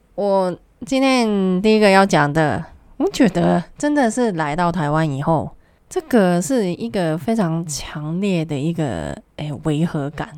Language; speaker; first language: Chinese; non-native, local second language; Cantonese